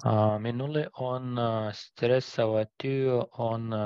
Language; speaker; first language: Finnish; non-native, learner; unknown